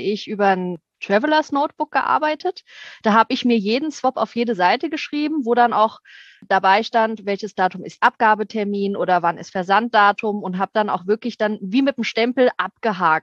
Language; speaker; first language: German; native; German